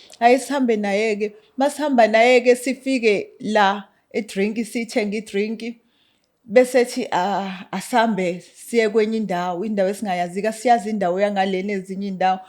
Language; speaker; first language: Zulu; native; Zulu